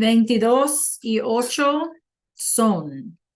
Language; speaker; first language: Spanish; non-native, fluent; English